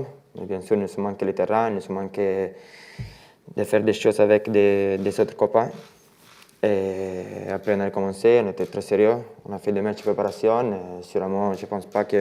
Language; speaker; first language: French; non-native, fluent; Italian